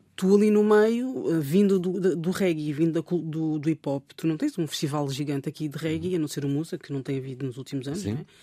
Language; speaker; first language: Portuguese; native; Portuguese